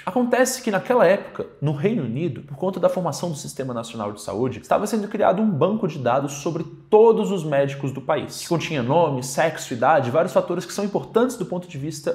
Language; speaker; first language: Portuguese; native; Portuguese